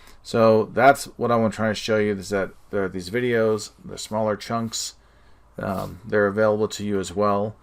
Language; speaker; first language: English; native; English